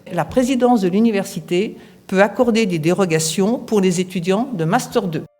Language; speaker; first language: French; native; French